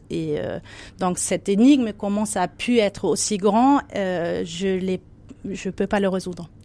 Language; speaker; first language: French; non-native, fluent; German